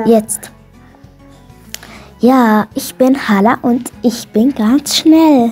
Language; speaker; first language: German; non-native, learner; Arabic